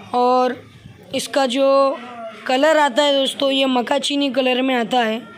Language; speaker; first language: Hindi; non-native, local second language; Urdu